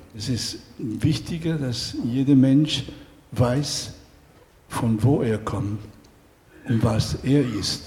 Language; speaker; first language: German; non-native, fluent; Spanish